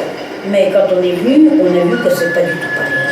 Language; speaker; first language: French; early bilingual, heritage; Russian